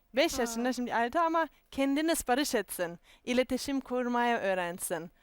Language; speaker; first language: Turkish; non-native, fluent; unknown